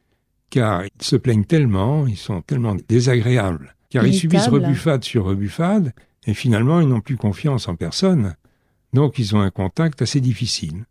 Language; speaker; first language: French; native; French